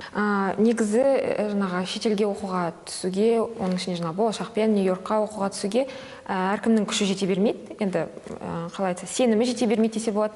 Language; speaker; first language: Kazakh; native; Kazakh